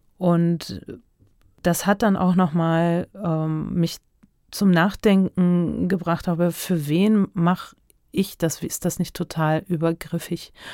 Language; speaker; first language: German; early bilingual, other home language; Turkish